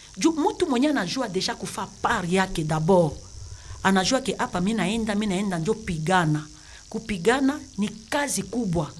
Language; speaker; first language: Swahili; native; Swahili